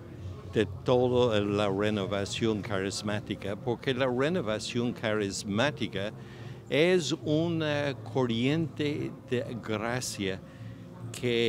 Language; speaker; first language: Spanish; non-native, fluent; English